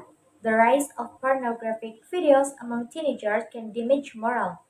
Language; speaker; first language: English; non-native, learner; Indonesian